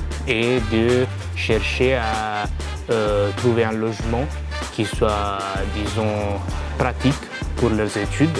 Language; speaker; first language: French; non-native, fluent; Italian